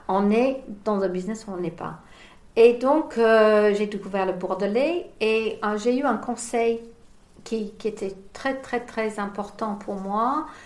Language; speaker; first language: French; non-native, fluent; English